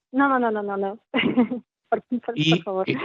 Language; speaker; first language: Spanish; non-native, fluent; Russian